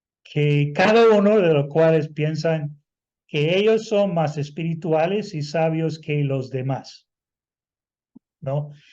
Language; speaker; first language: Spanish; non-native, fluent; English